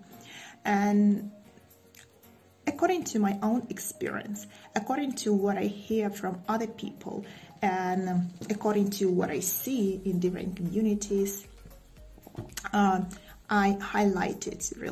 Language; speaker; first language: English; non-native, fluent; Russian